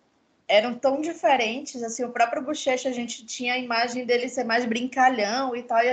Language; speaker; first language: Portuguese; native; Portuguese